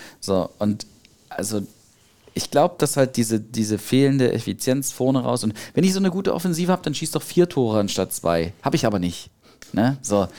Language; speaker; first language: German; native; German